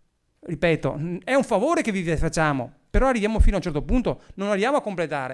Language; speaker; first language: Italian; native; Italian